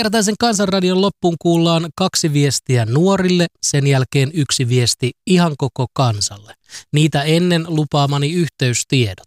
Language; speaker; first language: Finnish; native; Finnish